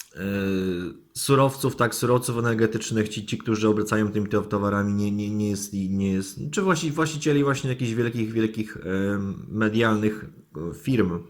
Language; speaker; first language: Polish; native; Polish